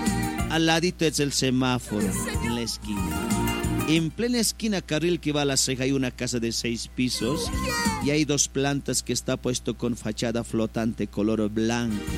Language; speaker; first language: Spanish; non-native, local second language; Aymara